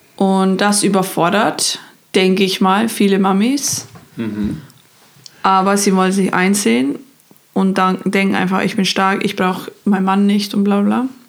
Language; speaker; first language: German; non-native, fluent; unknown